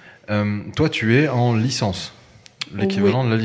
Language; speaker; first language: French; native; French